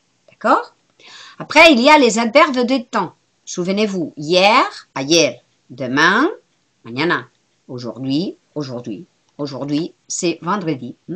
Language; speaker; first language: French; non-native, fluent; Spanish